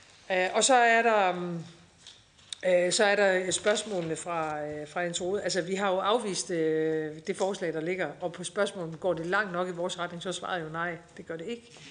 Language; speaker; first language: Danish; native; Danish